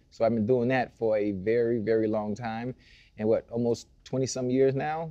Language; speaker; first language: English; native; English